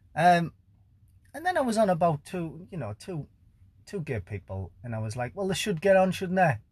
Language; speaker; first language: English; native; English